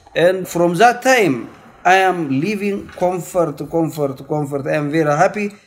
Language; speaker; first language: English; non-native, learner; Tigrinya